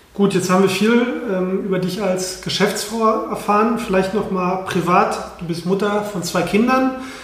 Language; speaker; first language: German; native; German